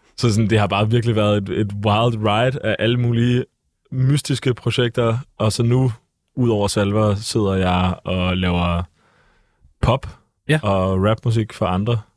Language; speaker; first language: Danish; native; Danish